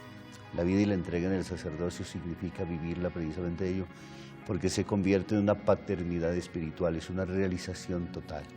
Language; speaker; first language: Spanish; native; Spanish